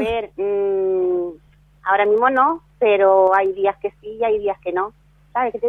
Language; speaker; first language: Spanish; native; Spanish